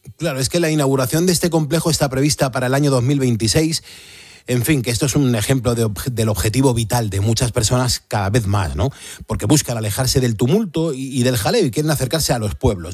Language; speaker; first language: Spanish; native; Spanish